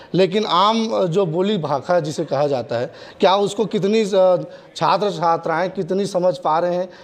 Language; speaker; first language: Hindi; non-native, local second language; Chhattisgarhi